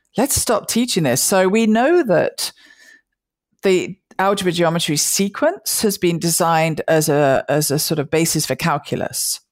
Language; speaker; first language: English; native; English